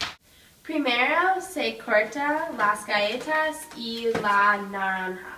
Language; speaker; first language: Spanish; non-native, learner; English